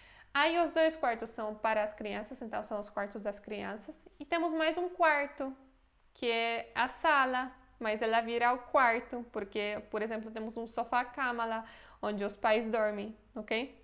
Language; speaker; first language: Portuguese; non-native, fluent; Polish